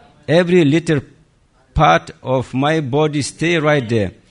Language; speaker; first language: English; non-native, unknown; Lithuanian